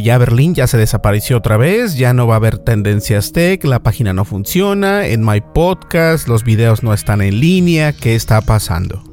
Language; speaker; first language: Spanish; native; Spanish